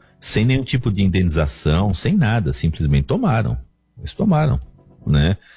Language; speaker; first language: Portuguese; native; Portuguese